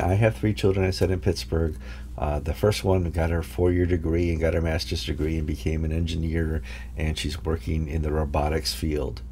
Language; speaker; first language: English; native; English